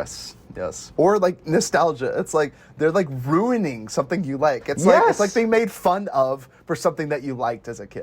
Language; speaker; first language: English; native; English